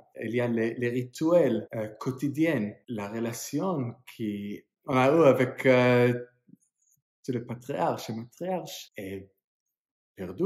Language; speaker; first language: French; non-native, fluent; English